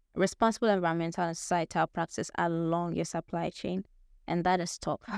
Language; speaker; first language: English; non-native, local second language; Akan